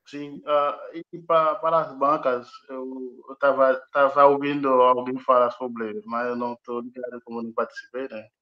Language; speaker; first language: Portuguese; non-native, fluent; Haitian Creole